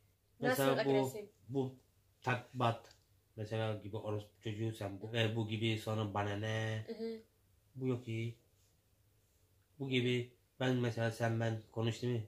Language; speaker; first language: Turkish; non-native, learner; English